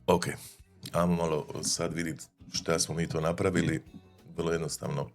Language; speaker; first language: Bosnian; native; Bosnian